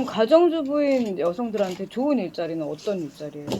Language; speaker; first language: Korean; native; Korean